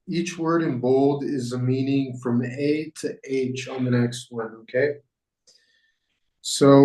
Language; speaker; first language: English; non-native, fluent; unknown